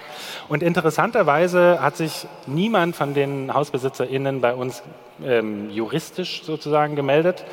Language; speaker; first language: German; native; German